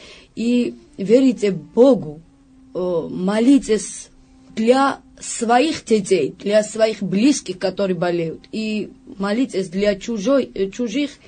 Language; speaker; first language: Russian; non-native, fluent; Georgian